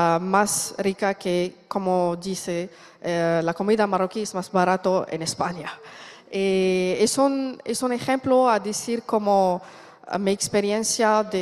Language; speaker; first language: Spanish; non-native, learner; Arabic